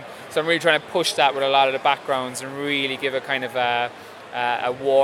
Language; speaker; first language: English; native; English